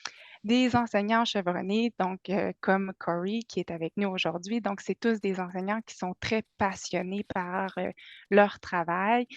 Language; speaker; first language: French; native; French